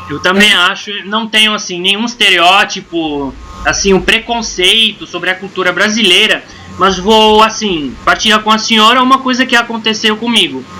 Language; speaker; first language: Portuguese; non-native, fluent; Arabic